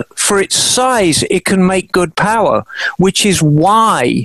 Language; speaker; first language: English; native; English